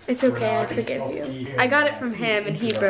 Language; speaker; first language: English; native; English